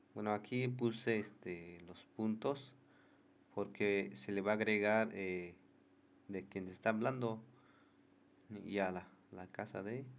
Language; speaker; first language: Spanish; non-native, local second language; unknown